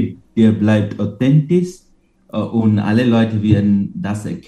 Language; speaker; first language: German; non-native, fluent; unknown